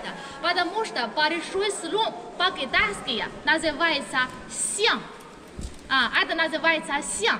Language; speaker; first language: Russian; non-native, learner; Chinese